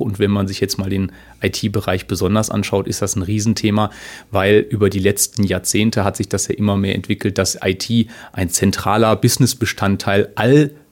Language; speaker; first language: German; native; German